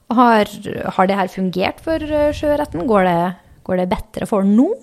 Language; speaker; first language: Norwegian; native; Norwegian